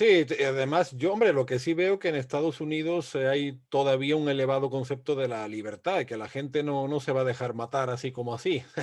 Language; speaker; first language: Spanish; native; Spanish